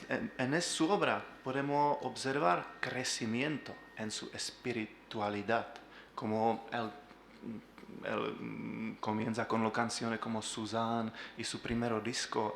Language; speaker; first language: Spanish; non-native, learner; Czech